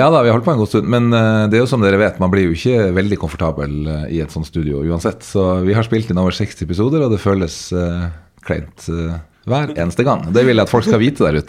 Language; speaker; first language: Norwegian; native; Norwegian